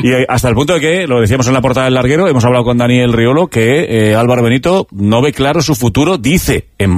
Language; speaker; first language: Spanish; native; Spanish